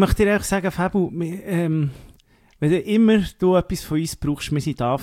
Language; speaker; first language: German; native; German